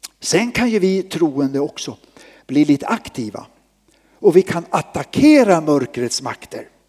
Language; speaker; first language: Swedish; native; Swedish